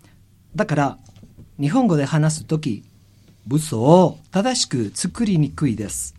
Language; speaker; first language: Japanese; non-native, learner; Spanish